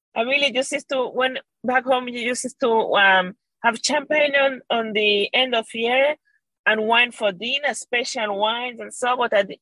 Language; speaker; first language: English; non-native, fluent; Spanish